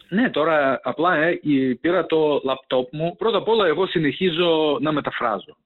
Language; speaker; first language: Greek; non-native, fluent; Ukrainian